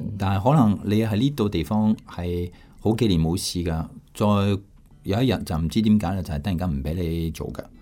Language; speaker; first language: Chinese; non-native, fluent; French